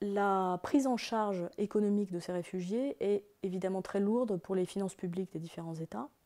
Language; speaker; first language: French; native; French